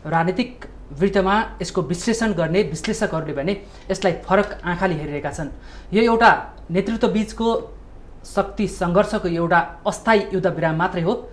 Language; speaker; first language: Nepali; native; Nepali